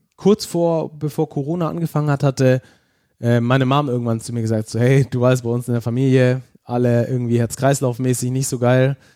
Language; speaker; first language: German; native; German